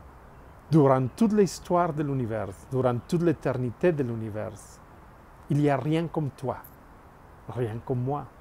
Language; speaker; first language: French; non-native, learner; Spanish